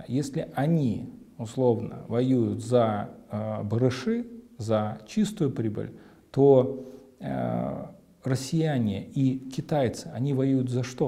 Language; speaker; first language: Russian; native; Russian